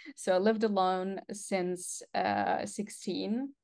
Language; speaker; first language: English; non-native, fluent; Russian